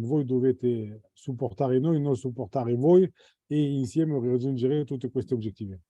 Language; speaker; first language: Italian; non-native, fluent; French